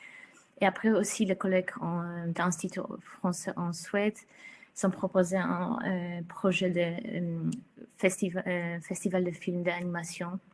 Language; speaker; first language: French; non-native, fluent; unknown